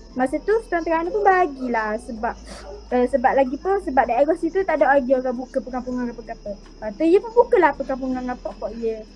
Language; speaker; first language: Malay; native; Malay